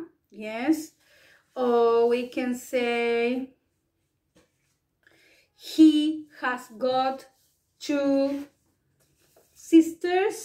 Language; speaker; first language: English; non-native, fluent; Spanish